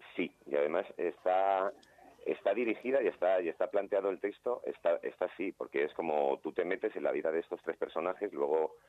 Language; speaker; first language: Spanish; native; Spanish